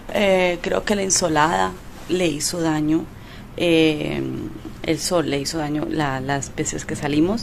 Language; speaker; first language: Spanish; native; Spanish